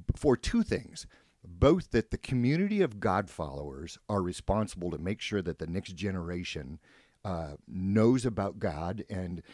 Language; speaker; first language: English; native; English